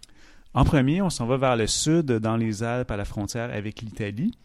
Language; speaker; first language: French; native; French